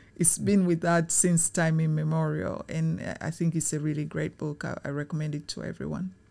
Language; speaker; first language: English; non-native, local second language; Swahili